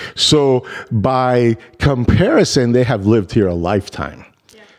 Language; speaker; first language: English; early bilingual, other home language; Spanish